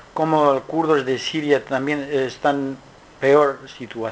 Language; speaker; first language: Spanish; non-native, learner; Kurdish